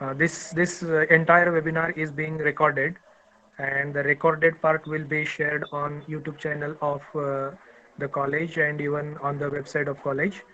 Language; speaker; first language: English; non-native, local second language; Marathi